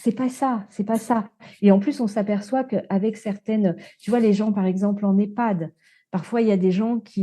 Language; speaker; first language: French; native; French